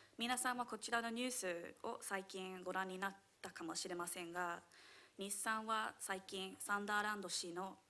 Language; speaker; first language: Japanese; non-native, fluent; English